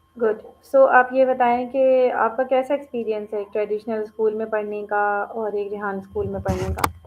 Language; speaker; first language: Urdu; native; Urdu